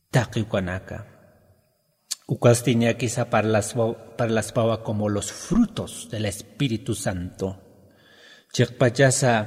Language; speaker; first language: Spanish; non-native, local second language; Aymara